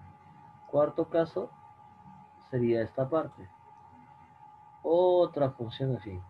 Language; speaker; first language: Spanish; native; Spanish